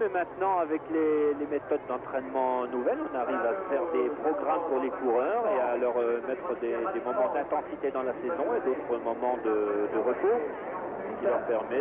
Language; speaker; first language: French; native; French